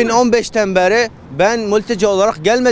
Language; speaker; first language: Turkish; non-native, fluent; Arabic